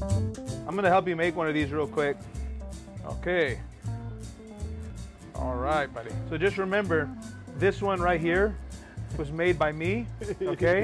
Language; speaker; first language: English; native; English